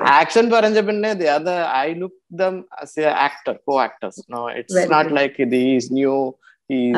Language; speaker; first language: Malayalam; non-native, learner; Tamil